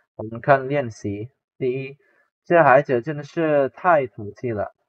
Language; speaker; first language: Chinese; non-native, fluent; Indonesian